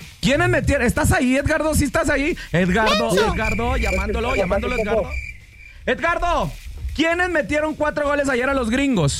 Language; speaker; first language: Spanish; native; Spanish